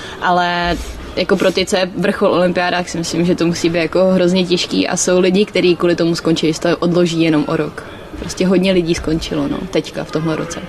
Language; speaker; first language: Czech; native; Czech